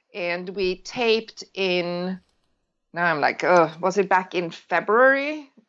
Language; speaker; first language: English; non-native, fluent; Swedish